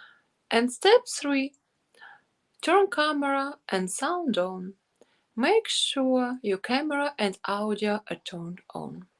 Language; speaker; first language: English; non-native, learner; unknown